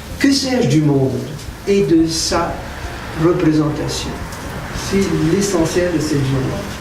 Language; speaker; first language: French; native; French